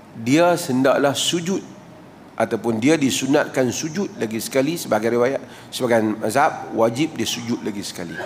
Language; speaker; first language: Malay; native; Malay